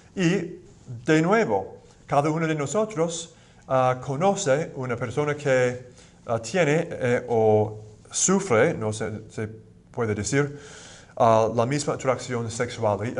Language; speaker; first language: Spanish; non-native, fluent; English